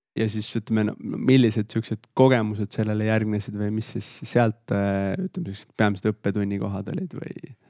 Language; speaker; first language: Estonian; native; Estonian